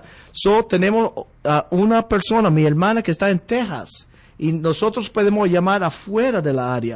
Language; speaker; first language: Spanish; early bilingual, heritage; Spanish